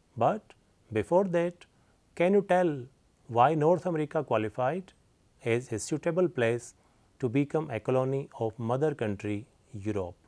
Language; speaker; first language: English; non-native, local second language; Hindi